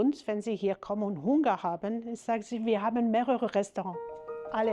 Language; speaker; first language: German; non-native, fluent; French